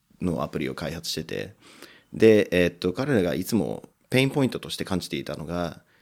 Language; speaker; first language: Japanese; non-native, fluent; English